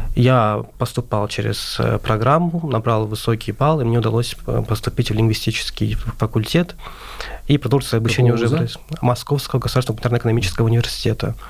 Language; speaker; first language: Russian; non-native, local second language; Azerbaijani